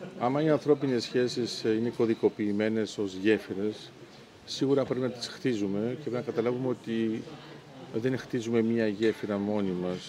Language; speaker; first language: Greek; early bilingual, heritage; Greek